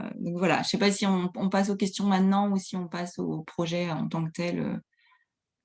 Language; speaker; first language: French; native; French